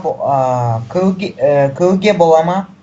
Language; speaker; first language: Kazakh; non-native, local second language; Russian